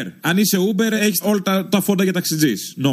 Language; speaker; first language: Greek; native; Greek